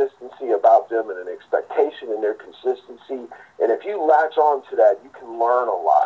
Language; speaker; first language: English; native; English